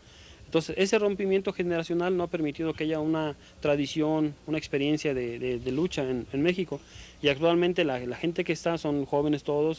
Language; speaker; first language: Spanish; native; Spanish